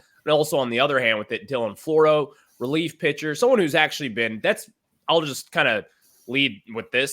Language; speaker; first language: English; native; English